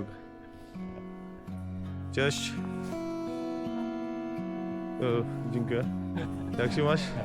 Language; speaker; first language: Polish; non-native, learner; Hindi